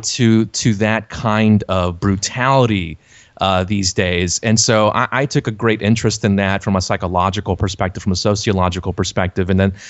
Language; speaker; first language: English; native; English